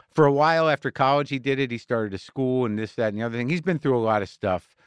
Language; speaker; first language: English; native; English